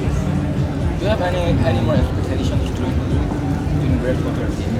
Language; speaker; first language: English; non-native, fluent; Korean